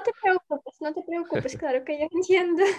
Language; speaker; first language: Spanish; non-native, learner; Ukrainian